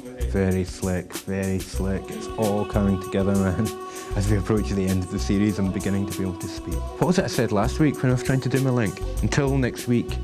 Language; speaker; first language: English; native; English